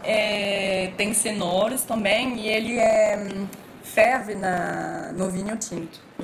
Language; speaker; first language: Portuguese; non-native, fluent; French